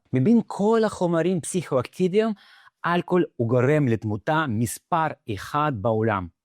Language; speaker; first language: Hebrew; non-native, fluent; Russian